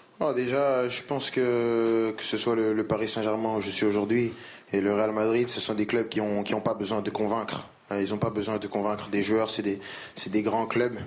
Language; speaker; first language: French; native; French